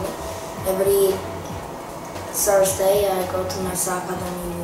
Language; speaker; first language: English; non-native, learner; Korean